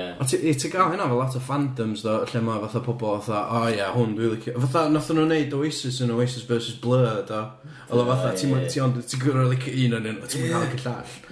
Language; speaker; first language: Welsh; native; Welsh